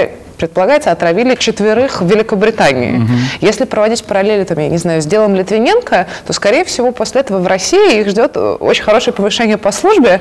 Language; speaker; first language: Russian; native; Russian